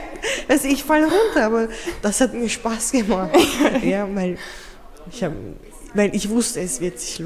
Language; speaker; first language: German; early bilingual, other home language; Turkish